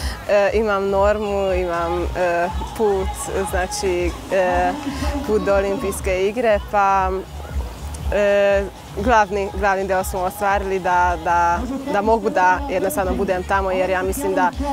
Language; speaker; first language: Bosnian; non-native, local second language; Hungarian